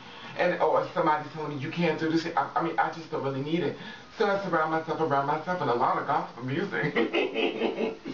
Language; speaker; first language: English; native; English